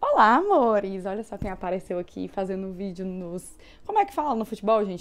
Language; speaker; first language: Portuguese; native; Portuguese